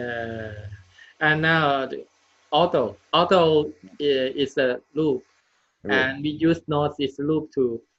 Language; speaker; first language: English; non-native, learner; Thai